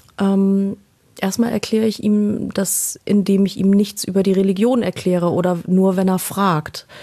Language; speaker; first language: German; native; German